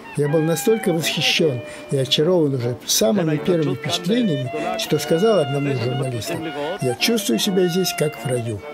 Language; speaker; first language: Russian; native; Russian